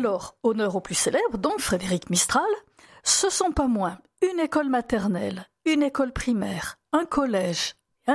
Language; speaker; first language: French; native; French